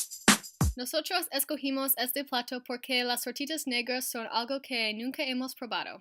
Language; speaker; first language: Spanish; non-native, learner; English